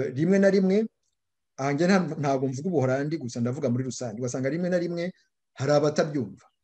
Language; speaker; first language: Kinyarwanda; native; Kinyarwanda